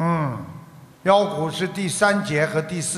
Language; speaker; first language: Chinese; non-native, local second language; Wu Chinese